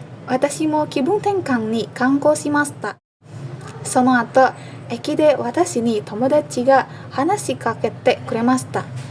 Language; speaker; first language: Japanese; non-native, learner; Indonesian